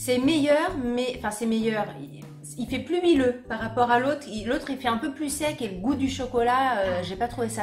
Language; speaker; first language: French; native; French